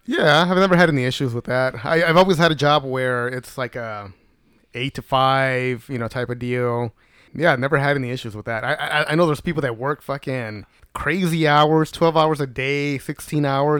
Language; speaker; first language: English; early bilingual, other home language; Spanish